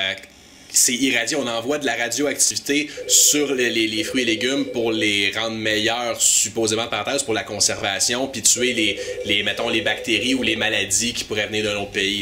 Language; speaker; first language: French; native; French